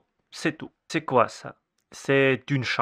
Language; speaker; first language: French; non-native, fluent; Russian